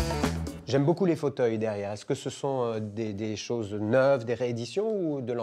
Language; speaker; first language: French; native; French